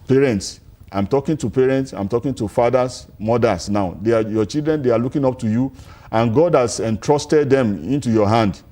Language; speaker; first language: English; non-native, local second language; Yoruba